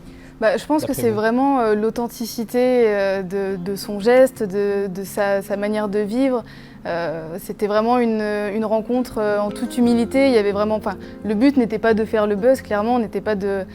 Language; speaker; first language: French; native; French